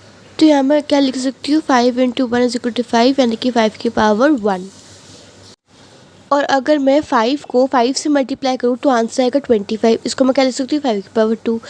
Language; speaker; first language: Hindi; native; Hindi